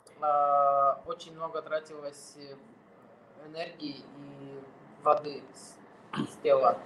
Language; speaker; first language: Russian; non-native, fluent; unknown